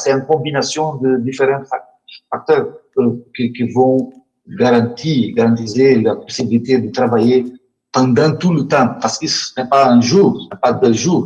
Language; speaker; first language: French; non-native, learner; Portuguese